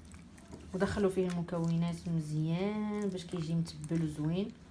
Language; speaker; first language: Arabic; native; Arabic